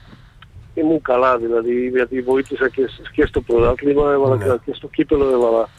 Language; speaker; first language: Greek; non-native, fluent; Slovak